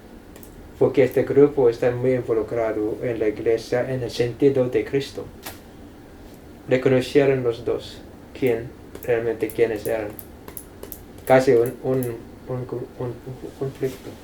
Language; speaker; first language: Spanish; non-native, fluent; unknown